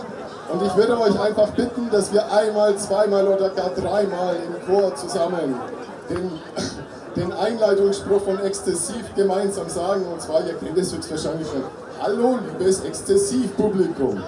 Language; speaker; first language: German; native; German